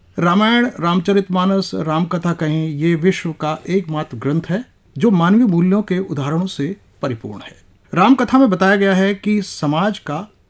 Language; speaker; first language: Hindi; native; Hindi